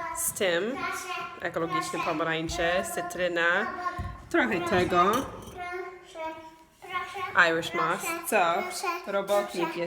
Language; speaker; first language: Polish; non-native, learner; English